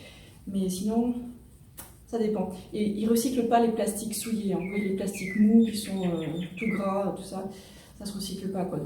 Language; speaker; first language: French; native; French